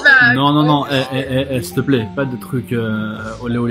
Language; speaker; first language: French; native; French